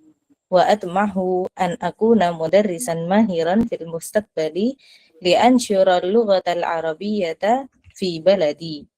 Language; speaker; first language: Arabic; non-native, learner; Indonesian